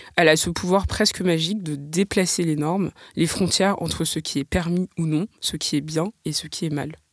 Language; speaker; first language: French; native; French